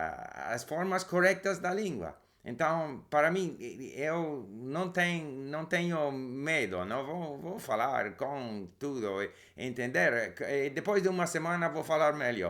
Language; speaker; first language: Portuguese; non-native, learner; English